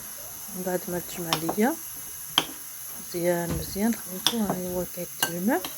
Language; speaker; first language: Arabic; native; Arabic